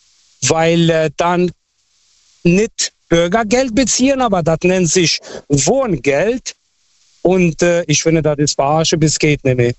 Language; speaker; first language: German; non-native, fluent; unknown